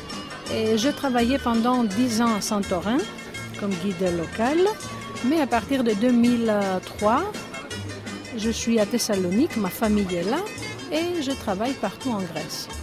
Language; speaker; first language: French; non-native, fluent; Greek